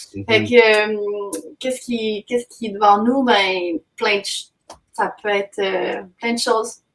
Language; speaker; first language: French; native; French